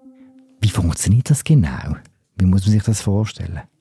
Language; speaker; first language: German; native; German